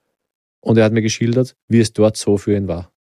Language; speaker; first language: German; native; German